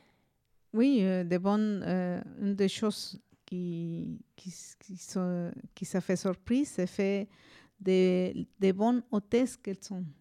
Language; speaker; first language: French; non-native, fluent; Spanish